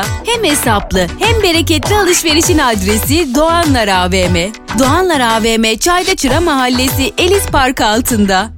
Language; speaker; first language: Turkish; native; Turkish